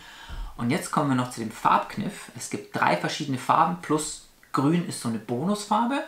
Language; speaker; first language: German; native; German